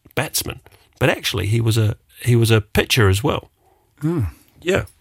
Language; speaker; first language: English; native; English